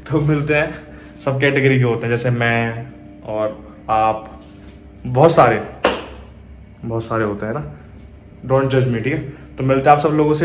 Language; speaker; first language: Hindi; native; Hindi